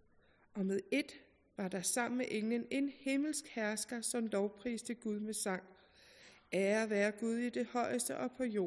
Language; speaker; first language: Danish; native; Danish